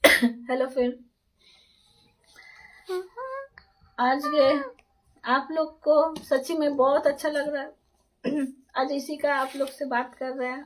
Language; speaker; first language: Hindi; non-native, local second language; Bangla